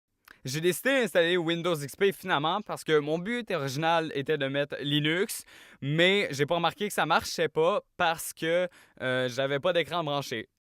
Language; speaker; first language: French; native; French